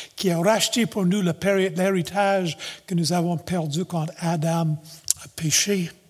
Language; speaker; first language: French; native; French